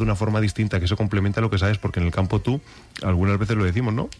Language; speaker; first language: Spanish; native; Spanish